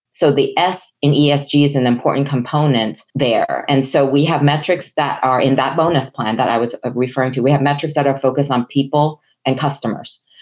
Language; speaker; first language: English; non-native, local second language; Chinese